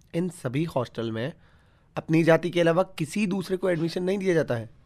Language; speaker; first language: Hindi; native; Hindi